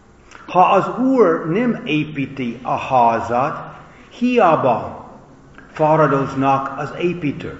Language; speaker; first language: Hungarian; non-native, fluent; English